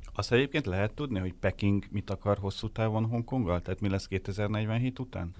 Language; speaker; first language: Hungarian; native; Hungarian